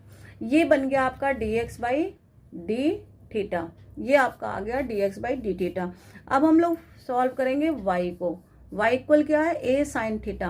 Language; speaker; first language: Hindi; native; Hindi